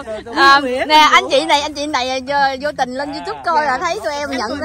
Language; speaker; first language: Vietnamese; native; Vietnamese